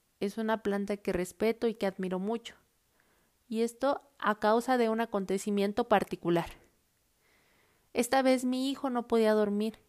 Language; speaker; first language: Spanish; native; Spanish